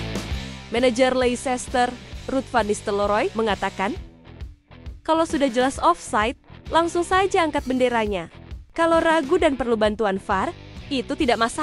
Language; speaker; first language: Indonesian; native; Indonesian